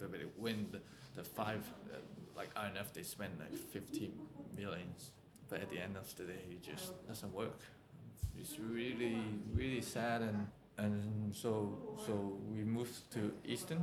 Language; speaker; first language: English; non-native, local second language; Cantonese